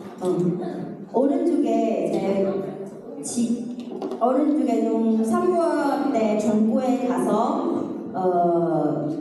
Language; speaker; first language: Korean; non-native, learner; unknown